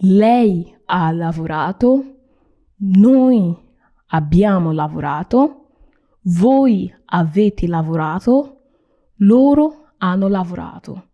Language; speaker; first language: Italian; non-native, fluent; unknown